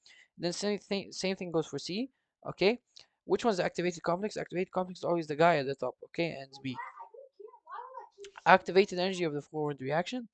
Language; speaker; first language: English; non-native, fluent; Arabic